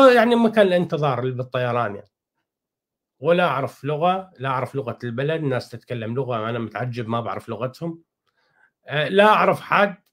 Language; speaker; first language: Arabic; non-native, fluent; Persian